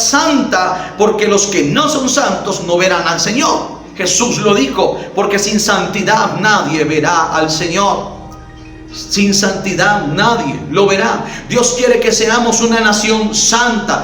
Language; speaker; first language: Spanish; native; Spanish